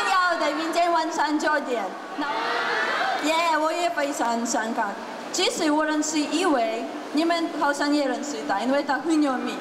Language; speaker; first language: Chinese; non-native, fluent; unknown